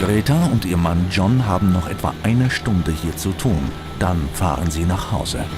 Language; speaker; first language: German; native; German